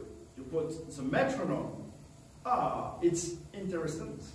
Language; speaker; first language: English; non-native, learner; French